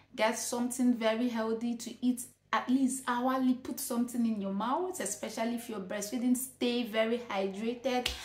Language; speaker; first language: English; non-native, local second language; Igbo